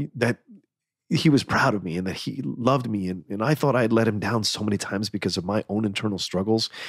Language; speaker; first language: English; native; English